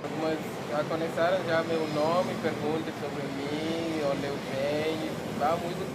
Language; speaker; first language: Portuguese; non-native, learner; French